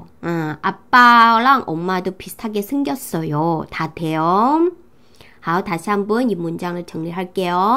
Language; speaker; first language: Korean; non-native, fluent; Chinese